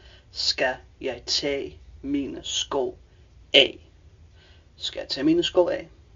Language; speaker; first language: Danish; native; Danish